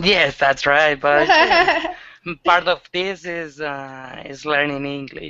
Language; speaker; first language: English; non-native, learner; Spanish